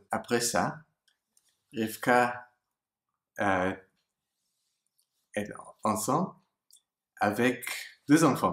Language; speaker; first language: French; non-native, learner; English